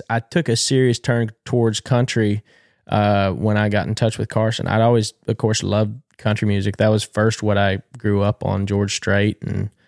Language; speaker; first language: English; native; English